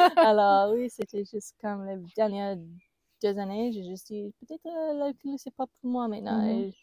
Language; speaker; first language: French; non-native, learner; English